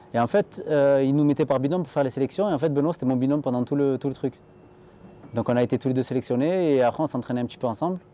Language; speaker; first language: French; native; French